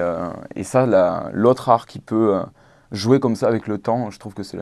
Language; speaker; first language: French; native; French